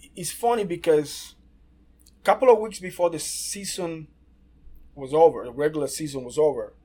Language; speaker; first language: English; non-native, fluent; Spanish